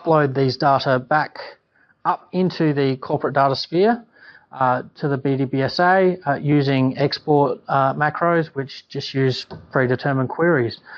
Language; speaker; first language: English; native; English